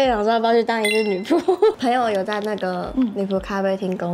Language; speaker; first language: Chinese; native; Chinese